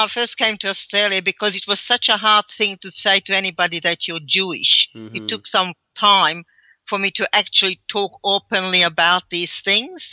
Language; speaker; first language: English; early bilingual, other home language; Hungarian